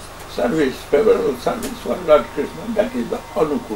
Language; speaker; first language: English; non-native, local second language; Bangla